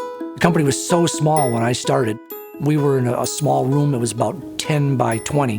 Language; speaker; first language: English; native; English